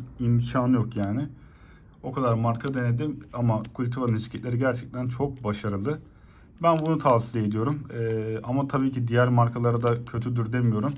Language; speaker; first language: Turkish; native; Turkish